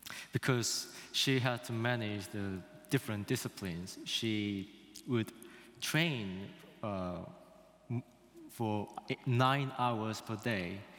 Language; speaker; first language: English; non-native, fluent; Korean